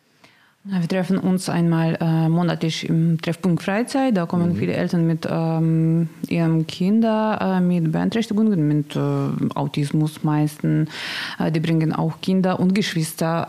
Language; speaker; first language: German; non-native, learner; Russian